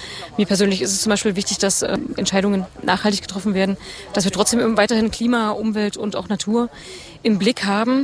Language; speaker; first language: German; native; German